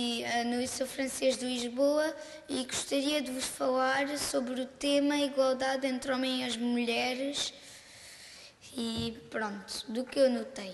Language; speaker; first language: Portuguese; non-native, local second language; French